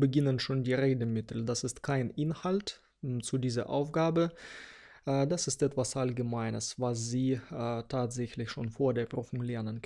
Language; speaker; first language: German; non-native, fluent; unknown